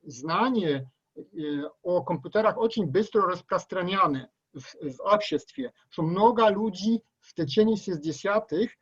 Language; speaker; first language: Russian; non-native, learner; Polish